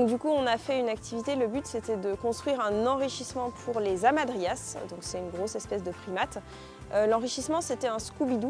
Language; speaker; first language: French; native; French